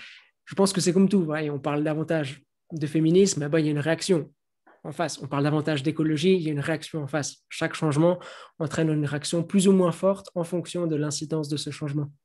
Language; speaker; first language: French; native; French